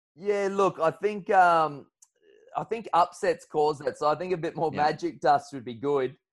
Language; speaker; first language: English; native; English